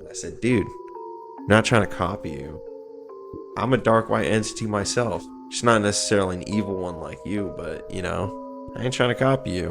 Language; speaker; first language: English; native; English